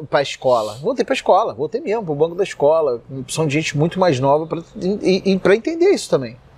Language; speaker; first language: Portuguese; native; Portuguese